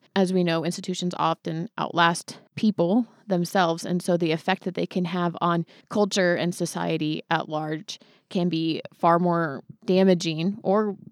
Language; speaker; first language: English; native; English